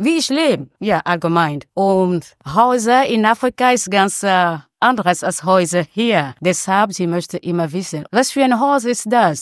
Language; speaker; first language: German; non-native, learner; French